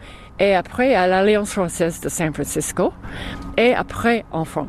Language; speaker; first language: French; non-native, fluent; English